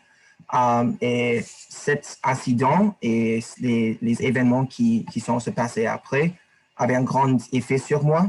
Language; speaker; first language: French; non-native, learner; English